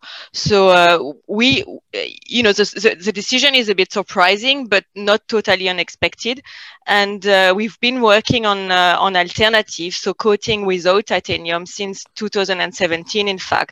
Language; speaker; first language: English; non-native, fluent; French